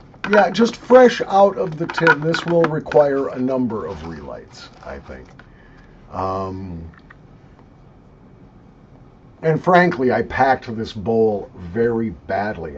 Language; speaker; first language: English; native; English